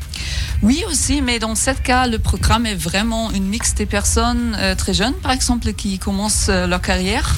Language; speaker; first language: French; non-native, fluent; German